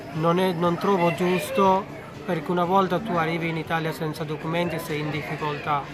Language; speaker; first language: Italian; non-native, fluent; Bangla